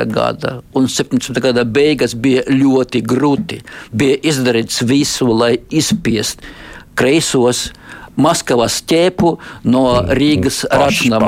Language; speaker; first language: Latvian; non-native, local second language; Russian